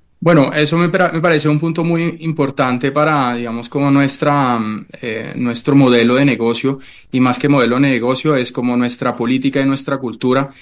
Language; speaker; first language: Spanish; non-native, fluent; Italian